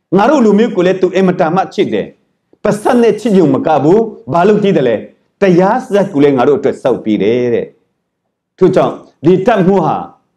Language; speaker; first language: Burmese; non-native, local second language; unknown